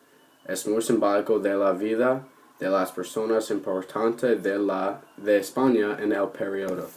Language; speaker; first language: Spanish; non-native, learner; English